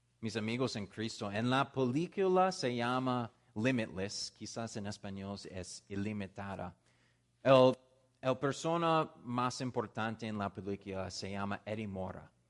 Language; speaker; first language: Spanish; non-native, fluent; English